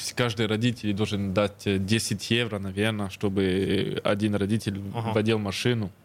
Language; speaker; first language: Russian; early bilingual, heritage; Russian